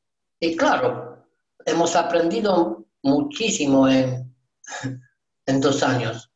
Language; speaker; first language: Spanish; non-native, learner; Romanian